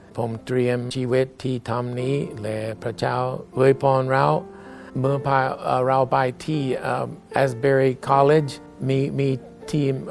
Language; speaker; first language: Thai; non-native, learner; English